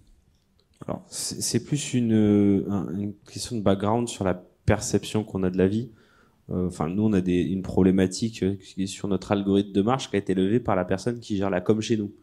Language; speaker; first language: French; native; French